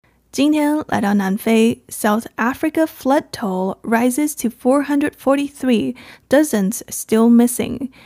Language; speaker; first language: English; non-native, fluent; Chinese